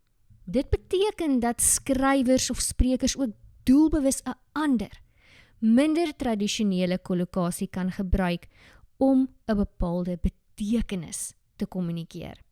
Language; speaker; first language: Afrikaans; native; Afrikaans